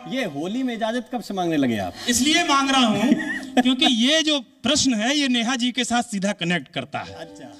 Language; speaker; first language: Hindi; native; Hindi